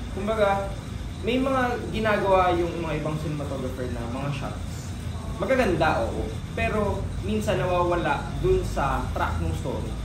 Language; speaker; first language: Filipino; native; Filipino